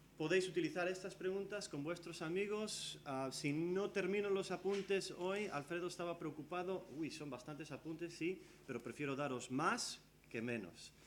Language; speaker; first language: Spanish; early bilingual, other home language; English